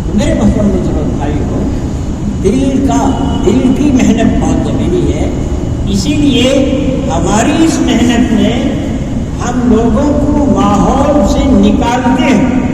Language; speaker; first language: Urdu; native; Urdu